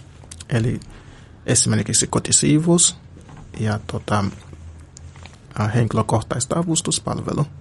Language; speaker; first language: Finnish; non-native, fluent; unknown